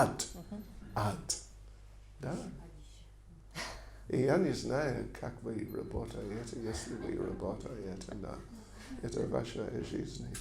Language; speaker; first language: Russian; non-native, learner; English